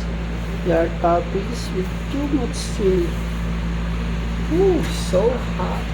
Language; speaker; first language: English; non-native, local second language; Filipino